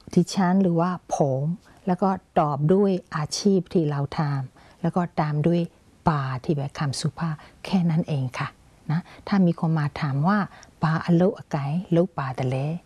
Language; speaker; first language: Thai; non-native, fluent; Burmese